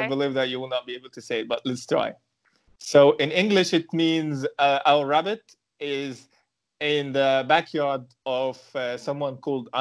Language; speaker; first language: English; non-native, fluent; Arabic